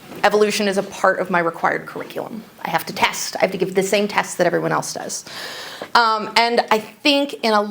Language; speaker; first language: English; native; English